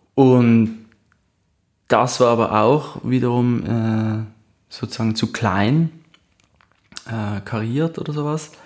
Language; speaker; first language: German; native; German